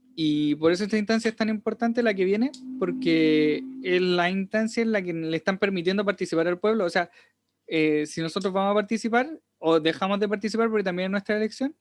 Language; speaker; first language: Spanish; native; Spanish